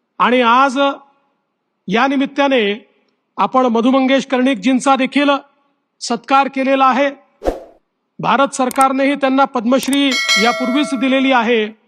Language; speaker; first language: Marathi; native; Marathi